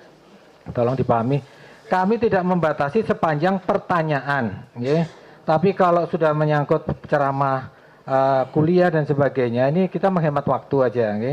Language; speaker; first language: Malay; non-native, local second language; Javanese